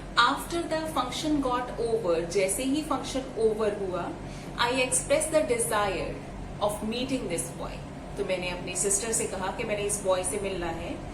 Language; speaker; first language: Hindi; native; Hindi